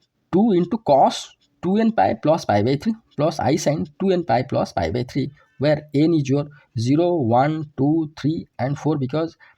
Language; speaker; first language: English; non-native, local second language; Odia